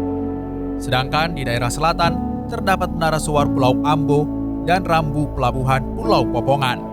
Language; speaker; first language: Indonesian; native; Indonesian